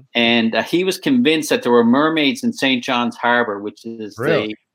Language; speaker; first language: English; native; English